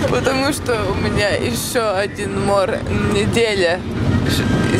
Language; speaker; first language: Russian; non-native, learner; Latvian